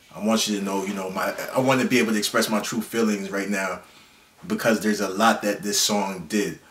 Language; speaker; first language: English; native; English